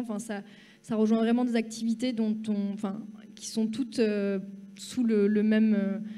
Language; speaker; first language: French; native; French